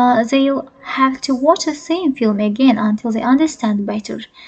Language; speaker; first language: English; non-native, fluent; Azerbaijani